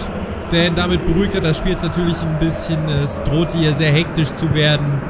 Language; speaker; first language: German; native; German